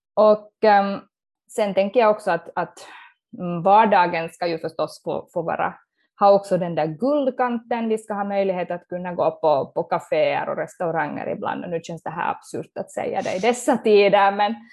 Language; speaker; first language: Swedish; native; Swedish